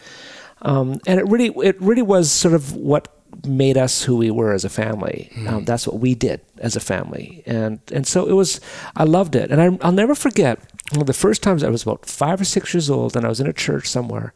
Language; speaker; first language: English; native; English